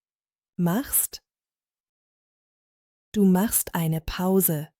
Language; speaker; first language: German; non-native, fluent; Croatian